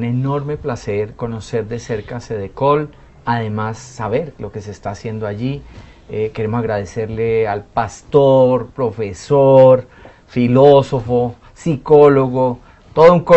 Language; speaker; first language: Spanish; native; Spanish